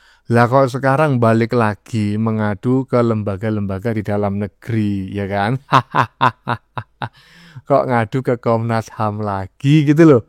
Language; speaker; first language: Indonesian; native; Indonesian